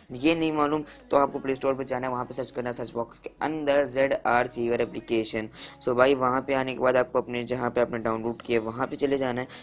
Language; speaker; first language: Hindi; native; Hindi